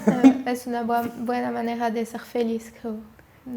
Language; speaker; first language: Spanish; non-native, learner; French